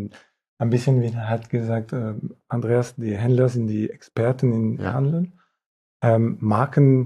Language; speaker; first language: German; non-native, fluent; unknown